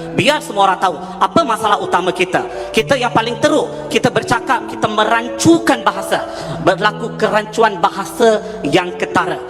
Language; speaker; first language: Malay; non-native, local second language; Tamil